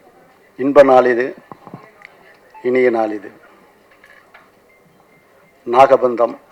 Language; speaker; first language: Tamil; native; Tamil